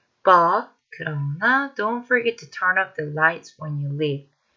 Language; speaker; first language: English; non-native, fluent; Korean